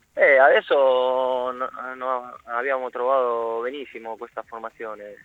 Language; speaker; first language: Italian; non-native, learner; Spanish